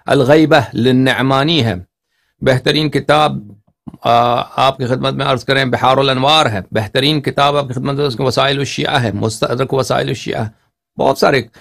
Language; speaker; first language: Urdu; native; Urdu